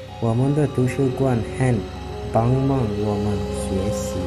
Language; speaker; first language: Chinese; non-native, learner; Bangla